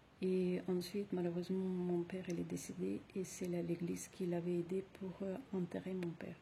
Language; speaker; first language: French; non-native, fluent; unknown